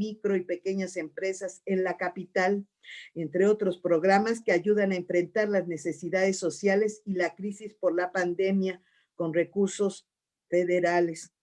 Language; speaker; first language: Spanish; native; Spanish